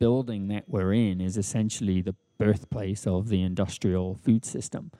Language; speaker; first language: English; native; English